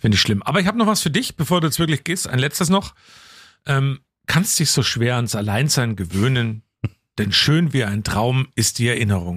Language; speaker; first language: German; native; German